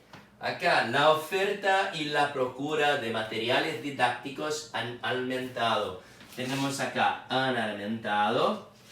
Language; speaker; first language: Spanish; non-native, fluent; Portuguese